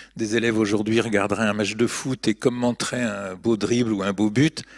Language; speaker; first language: French; native; French